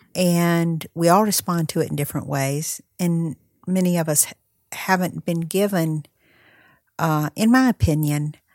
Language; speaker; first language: English; native; English